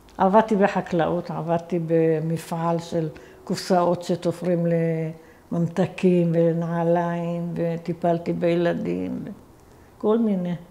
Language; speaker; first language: Hebrew; early bilingual, other home language; Arabic